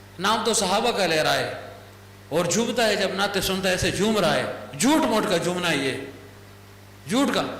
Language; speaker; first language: Urdu; non-native, local second language; Pashto